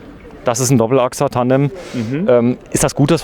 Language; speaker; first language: German; native; German